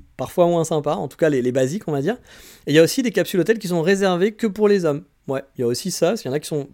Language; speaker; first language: French; native; French